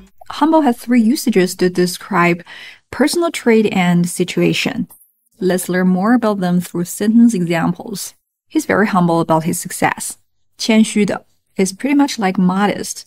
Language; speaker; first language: English; non-native, fluent; Chinese